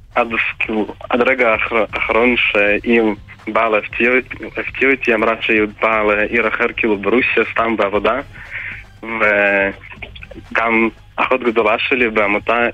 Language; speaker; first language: Hebrew; non-native, fluent; Russian